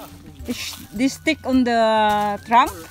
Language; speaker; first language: English; non-native, local second language; Filipino